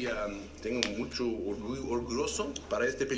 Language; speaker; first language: Spanish; non-native, learner; English